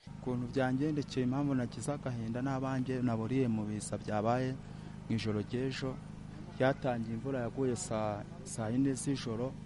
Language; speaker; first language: Kinyarwanda; native; Kinyarwanda